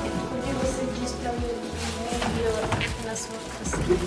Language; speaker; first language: Portuguese; non-native, learner; Spanish